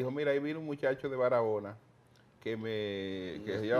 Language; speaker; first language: Spanish; native; Spanish